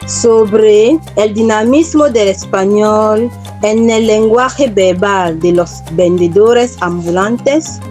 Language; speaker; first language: Spanish; non-native, fluent; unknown